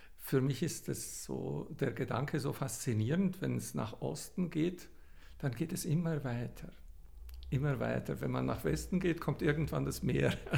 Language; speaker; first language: German; native; German